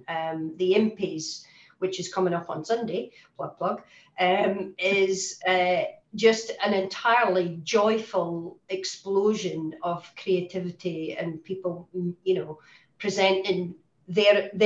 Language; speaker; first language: English; native; English